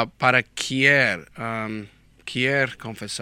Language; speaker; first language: Spanish; non-native, learner; English